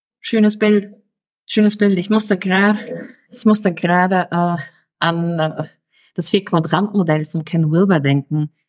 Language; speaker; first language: German; early bilingual, other home language; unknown